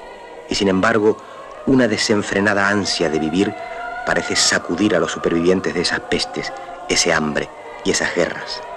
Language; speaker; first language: Spanish; native; Spanish